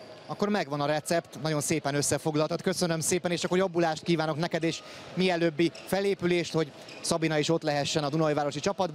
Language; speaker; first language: Hungarian; native; Hungarian